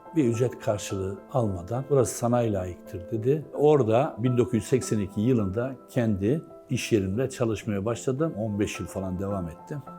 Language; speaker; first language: Turkish; native; Turkish